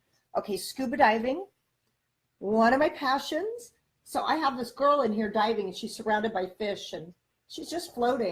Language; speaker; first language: English; native; English